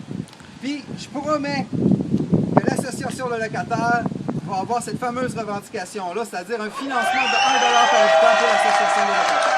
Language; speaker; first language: French; native; French